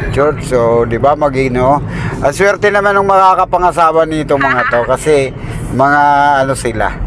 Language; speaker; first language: Filipino; native; Filipino